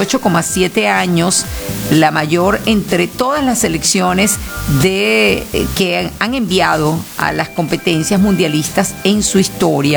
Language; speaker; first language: Spanish; native; Spanish